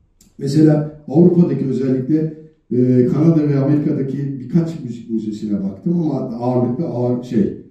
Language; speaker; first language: Turkish; native; Turkish